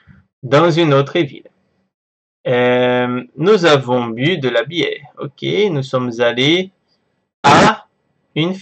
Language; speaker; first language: French; non-native, fluent; Portuguese